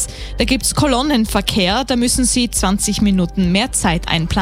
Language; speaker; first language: German; native; German